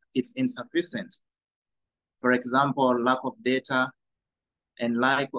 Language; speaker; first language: English; non-native, fluent; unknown